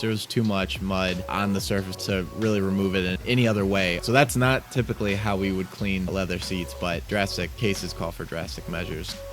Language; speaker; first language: English; native; English